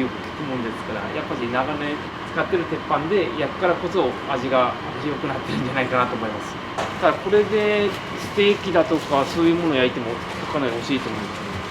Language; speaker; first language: Japanese; native; Japanese